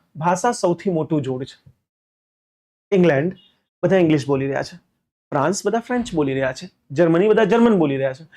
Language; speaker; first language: Gujarati; native; Gujarati